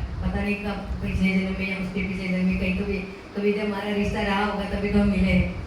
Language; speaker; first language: Hindi; non-native, local second language; Marathi